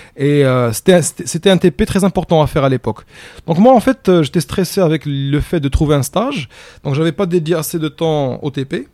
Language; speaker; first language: French; non-native, local second language; Arabic